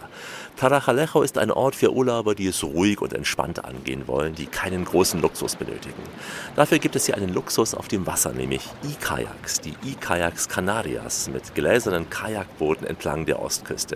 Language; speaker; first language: German; native; German